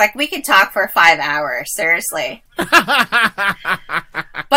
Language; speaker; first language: English; early bilingual, other home language; Filipino